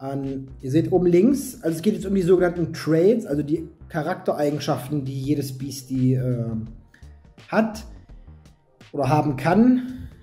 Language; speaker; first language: German; native; German